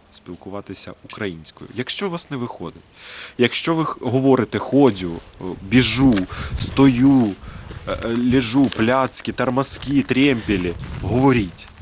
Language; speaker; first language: Ukrainian; non-native, local second language; Russian